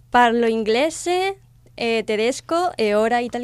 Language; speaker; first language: Italian; non-native, learner; Spanish